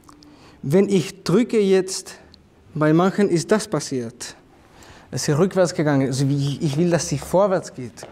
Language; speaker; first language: German; non-native, fluent; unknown